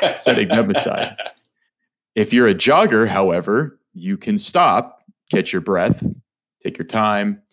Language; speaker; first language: English; native; English